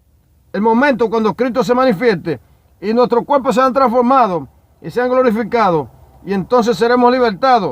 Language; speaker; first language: Spanish; native; Spanish